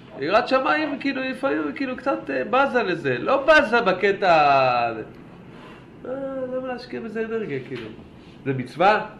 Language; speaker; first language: Hebrew; native; Hebrew